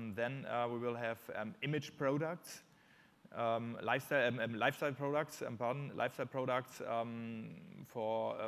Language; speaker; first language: English; non-native, fluent; German